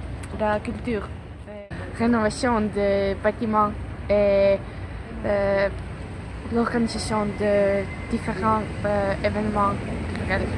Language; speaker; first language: French; non-native, learner; Estonian